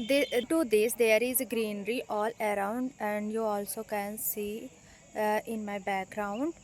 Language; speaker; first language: English; non-native, learner; Hindi